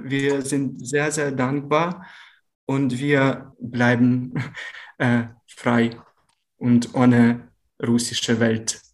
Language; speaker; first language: German; non-native, learner; Ukrainian